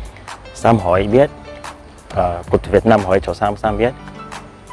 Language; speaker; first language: Vietnamese; non-native, learner; Portuguese